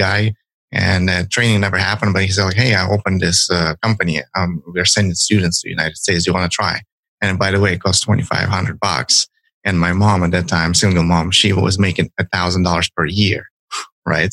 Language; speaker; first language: English; non-native, fluent; Ukrainian